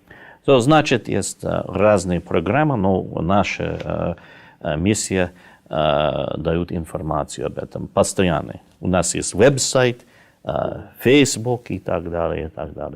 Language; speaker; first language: Russian; non-native, fluent; English